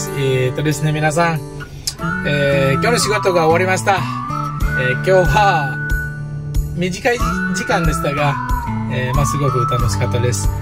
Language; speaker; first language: Japanese; non-native, fluent; Balinese